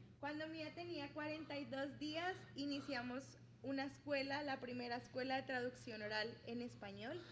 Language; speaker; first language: Spanish; native; Spanish